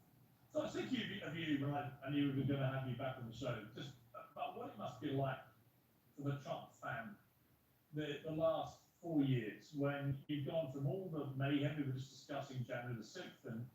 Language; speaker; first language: English; native; English